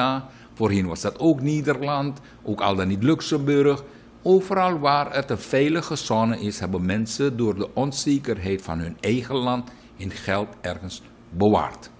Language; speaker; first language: Dutch; native; Dutch